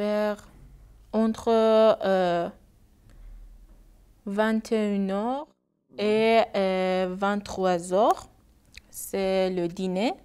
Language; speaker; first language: French; non-native, learner; Persian